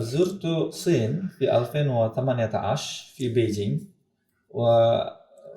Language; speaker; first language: Arabic; non-native, fluent; Indonesian